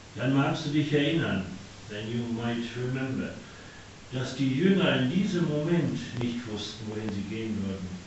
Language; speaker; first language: German; native; German